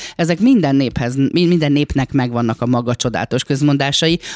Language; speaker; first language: Hungarian; native; Hungarian